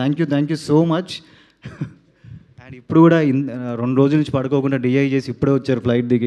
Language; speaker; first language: Telugu; native; Telugu